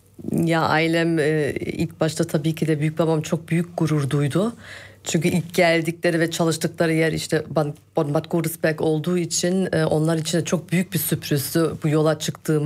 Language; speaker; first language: Turkish; early bilingual, heritage; Turkish